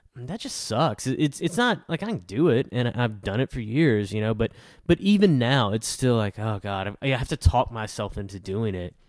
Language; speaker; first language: English; native; English